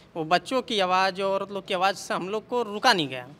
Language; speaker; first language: Hindi; native; Hindi